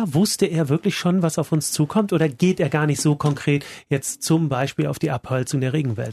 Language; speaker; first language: German; native; German